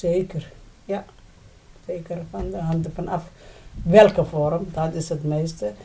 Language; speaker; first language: Dutch; non-native, learner; Somali